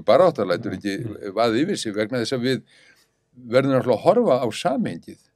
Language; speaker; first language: Icelandic; native; Icelandic